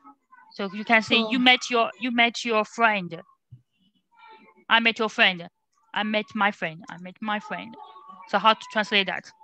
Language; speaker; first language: English; non-native, learner; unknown